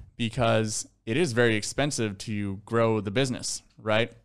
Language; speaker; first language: English; native; English